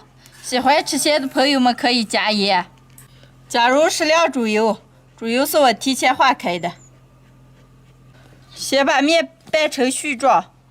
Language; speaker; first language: Chinese; native; Chinese